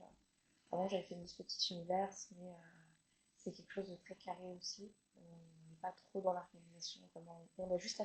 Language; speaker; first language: French; native; French